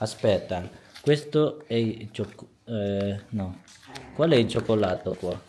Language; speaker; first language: Italian; non-native, learner; Filipino